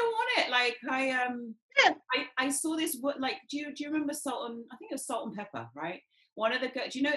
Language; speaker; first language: English; native; English